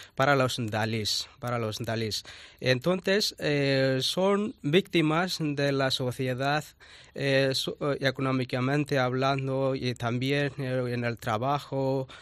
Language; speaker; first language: Spanish; non-native, fluent; Tamil